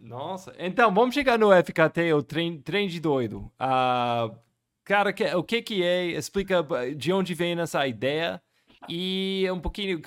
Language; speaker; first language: Portuguese; non-native, fluent; English